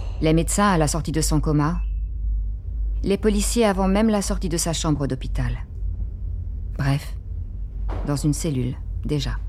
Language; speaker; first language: French; native; French